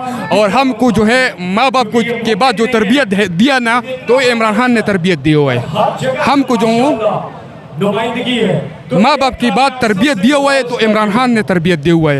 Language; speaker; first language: Hindi; non-native, local second language; Pashto